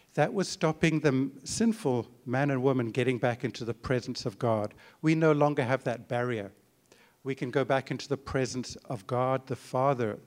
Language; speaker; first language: English; native; English